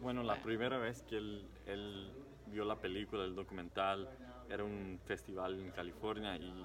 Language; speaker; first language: Spanish; early bilingual, heritage; English